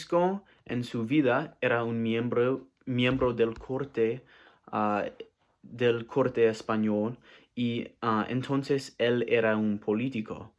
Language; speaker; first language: Spanish; non-native, learner; English